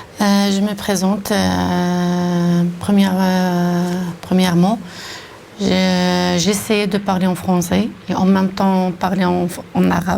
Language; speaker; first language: French; non-native, local second language; Arabic